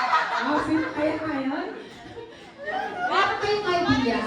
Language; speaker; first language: Filipino; native; Filipino